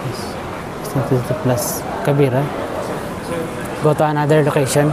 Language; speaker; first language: English; non-native, learner; Filipino